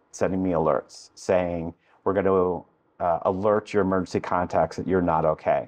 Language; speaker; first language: English; native; English